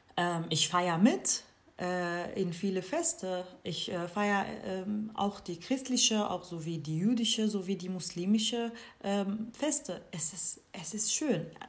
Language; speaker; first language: German; non-native, fluent; Kurdish